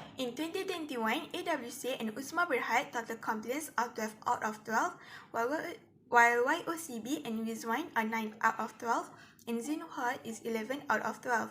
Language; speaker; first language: English; non-native, local second language; Malay